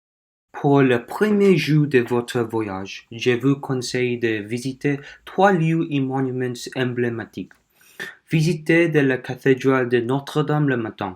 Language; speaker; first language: French; non-native, learner; Korean